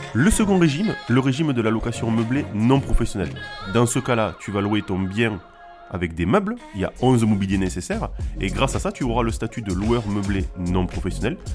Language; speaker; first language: French; native; French